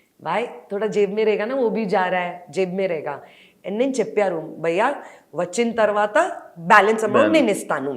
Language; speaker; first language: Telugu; non-native, learner; Hindi